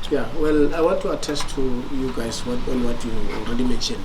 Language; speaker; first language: English; non-native, local second language; Northern Sotho